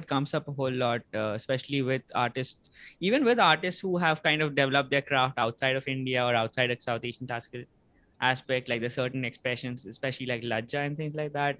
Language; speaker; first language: English; non-native, local second language; Bangla